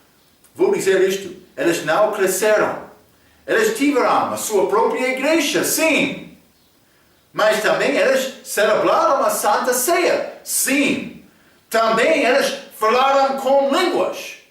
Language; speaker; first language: Portuguese; non-native, fluent; English